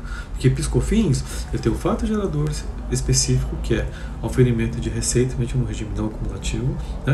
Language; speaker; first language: Portuguese; native; Portuguese